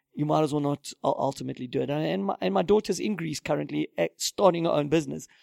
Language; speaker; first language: English; native; English